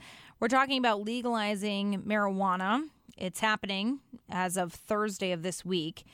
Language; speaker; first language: English; native; English